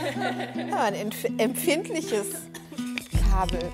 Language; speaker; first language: German; non-native, fluent; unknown